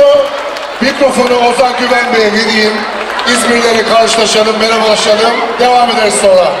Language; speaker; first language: Turkish; native; Turkish